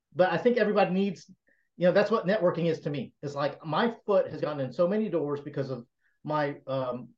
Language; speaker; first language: English; native; English